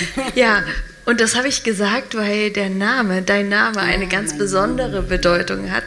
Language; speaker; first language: German; native; German